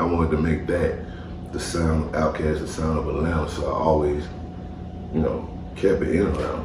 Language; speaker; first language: English; native; English